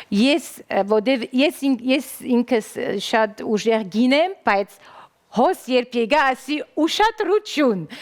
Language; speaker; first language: Armenian; early bilingual, heritage; Armenian